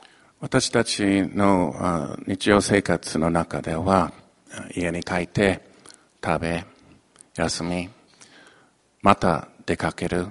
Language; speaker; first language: Japanese; non-native, fluent; English